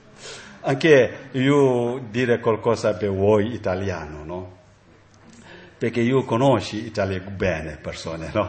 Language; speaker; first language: Italian; non-native, learner; Tibetan